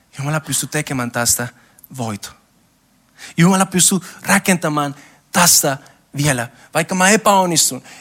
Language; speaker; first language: Finnish; non-native, learner; Spanish